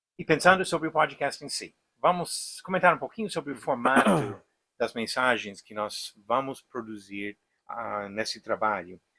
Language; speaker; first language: Portuguese; non-native, fluent; English